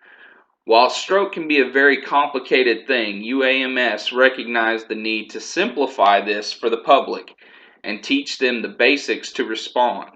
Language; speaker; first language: English; native; English